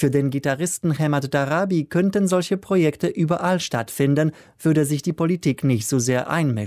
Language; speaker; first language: German; native; German